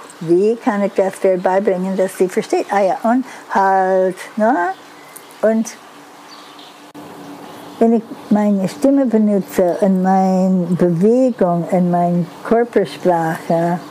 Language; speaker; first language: German; non-native, learner; English